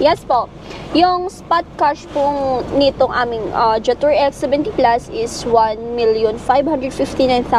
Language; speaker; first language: Filipino; non-native, local second language; Hiligaynon